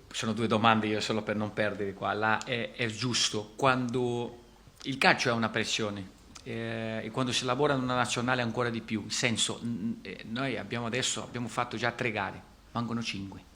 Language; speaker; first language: Italian; non-native, fluent; Portuguese